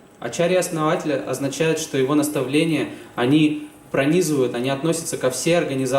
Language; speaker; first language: Russian; native; Russian